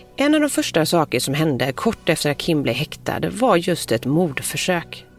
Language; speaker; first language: Swedish; native; Swedish